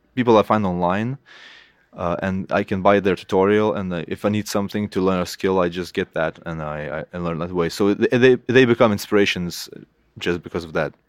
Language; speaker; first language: English; non-native, fluent; Lithuanian